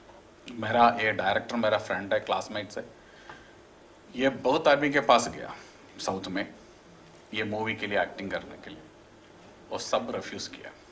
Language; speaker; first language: Hindi; non-native, local second language; Malayalam